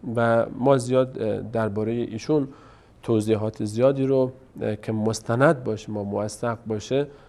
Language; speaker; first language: Persian; native; Persian